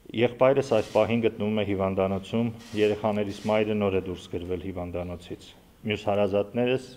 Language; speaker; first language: Armenian; native; Armenian